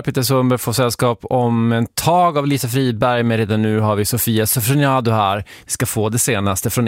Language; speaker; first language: Swedish; native; Swedish